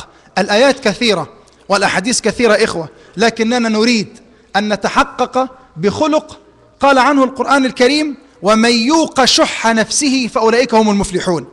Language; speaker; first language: Arabic; native; Arabic